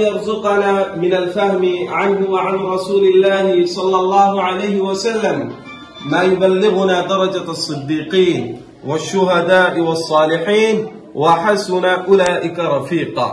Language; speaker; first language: Arabic; non-native, learner; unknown